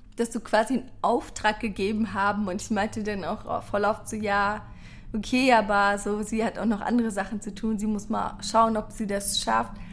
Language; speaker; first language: German; early bilingual, other home language; Persian